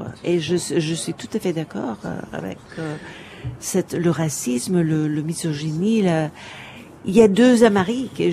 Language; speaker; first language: French; non-native, fluent; English